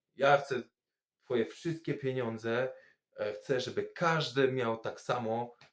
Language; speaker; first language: Polish; non-native, fluent; French